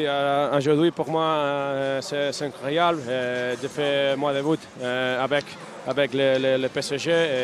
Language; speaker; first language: French; non-native, learner; Spanish